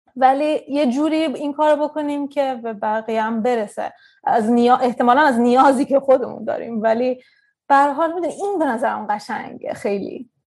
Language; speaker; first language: Persian; early bilingual, heritage; Persian